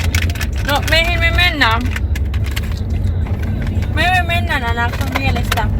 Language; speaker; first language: Finnish; non-native, learner; Filipino